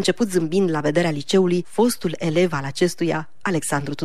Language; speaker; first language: Romanian; native; Romanian